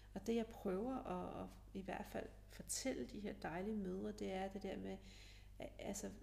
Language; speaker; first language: Danish; early bilingual, other home language; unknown